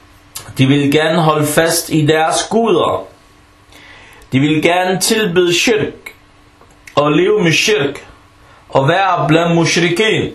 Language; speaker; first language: Danish; non-native, fluent; Arabic